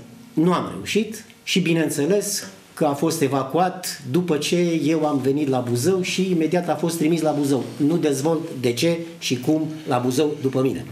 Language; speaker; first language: Romanian; native; Romanian